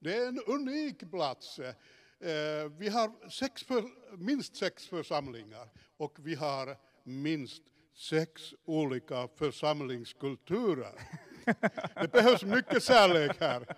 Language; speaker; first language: Swedish; non-native, fluent; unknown